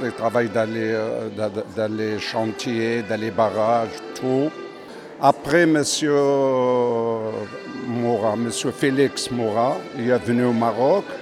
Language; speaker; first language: French; non-native, fluent; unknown